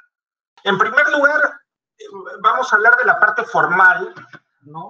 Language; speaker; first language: Spanish; native; Spanish